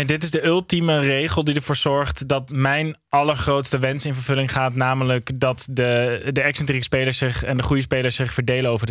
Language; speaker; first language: Dutch; native; Dutch